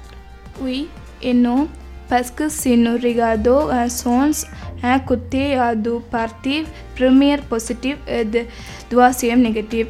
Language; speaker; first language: French; non-native, learner; Tamil